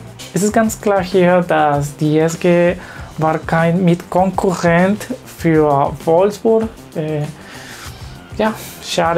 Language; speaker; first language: German; non-native, learner; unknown